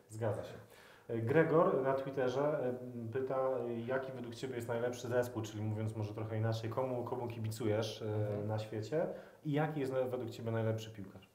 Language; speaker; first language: Polish; native; Polish